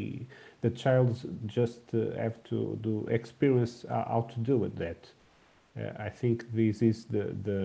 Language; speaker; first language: English; non-native, learner; Portuguese